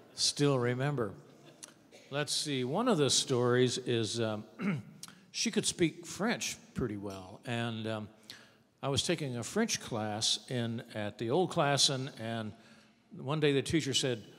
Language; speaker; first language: English; native; English